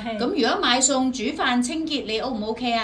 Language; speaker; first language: Cantonese; native; Cantonese